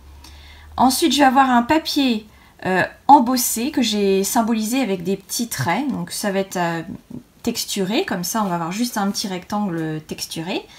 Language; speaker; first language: French; native; French